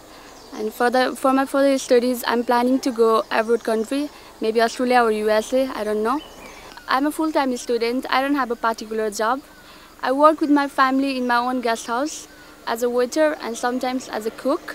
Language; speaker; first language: English; non-native, fluent; Nepali